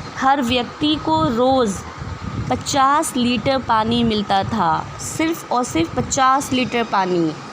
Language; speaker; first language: Hindi; native; Hindi